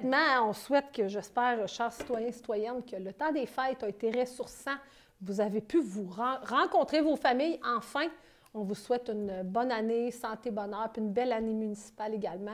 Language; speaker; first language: French; native; French